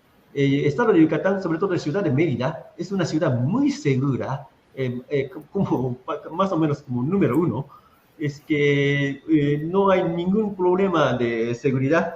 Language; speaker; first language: Spanish; non-native, fluent; Japanese